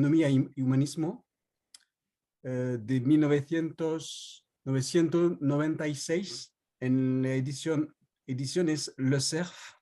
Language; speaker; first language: Spanish; non-native, learner; French